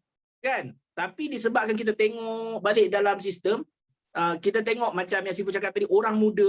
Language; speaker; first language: Malay; native; Malay